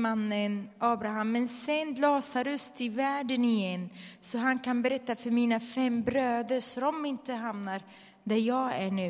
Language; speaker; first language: Swedish; non-native, fluent; Arabic